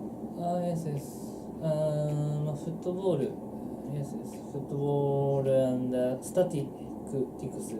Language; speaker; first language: English; non-native, learner; Japanese